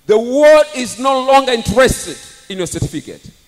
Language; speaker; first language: English; non-native, local second language; Swahili